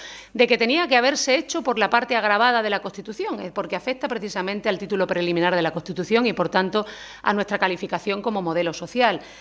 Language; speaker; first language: Spanish; native; Spanish